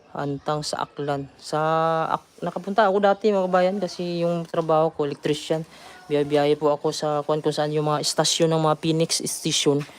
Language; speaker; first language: Filipino; non-native, local second language; Cebuano